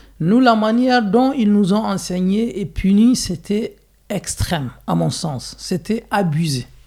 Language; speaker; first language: French; non-native, local second language; Hausa